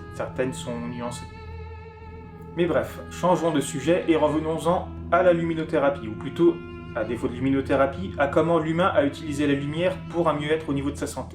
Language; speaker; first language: French; native; French